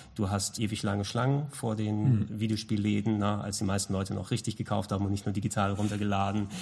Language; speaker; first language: German; non-native, local second language; Greek